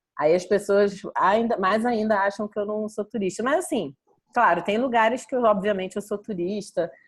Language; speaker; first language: Portuguese; native; Portuguese